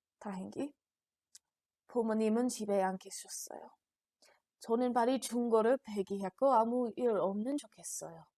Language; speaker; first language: Korean; non-native, learner; English